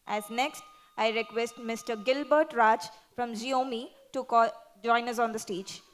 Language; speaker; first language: English; non-native, local second language; Tamil